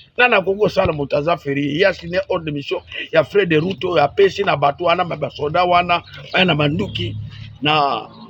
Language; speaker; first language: Lingala; non-native, local second language; Kongo